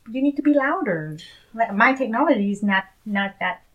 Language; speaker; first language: English; non-native, fluent; Vietnamese